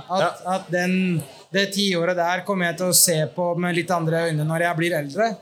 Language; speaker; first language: Norwegian; native; Norwegian